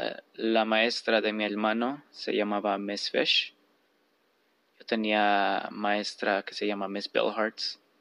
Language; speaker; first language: Spanish; early bilingual, heritage; Spanish